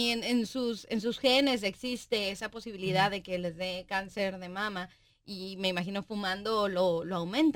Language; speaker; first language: Spanish; native; Spanish